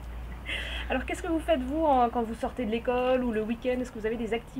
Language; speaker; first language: French; native; French